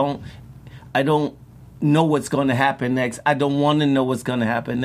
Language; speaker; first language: English; native; English